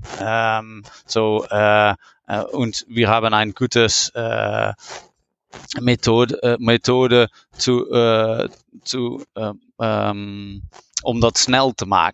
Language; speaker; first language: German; non-native, learner; Dutch